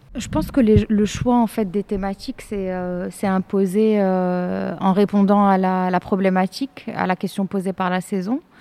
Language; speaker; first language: French; non-native, local second language; Arabic